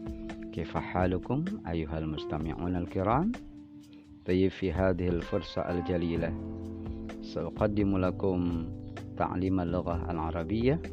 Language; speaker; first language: Arabic; non-native, fluent; Indonesian